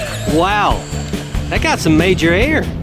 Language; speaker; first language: English; native; English